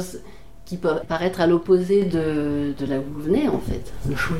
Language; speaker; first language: French; native; French